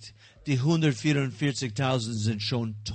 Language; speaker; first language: German; non-native, learner; English